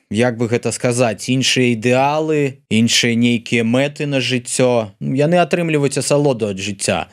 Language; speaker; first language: Belarusian; non-native, local second language; Russian